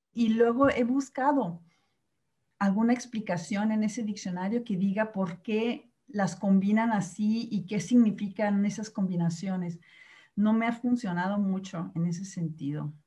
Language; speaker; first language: Spanish; native; Spanish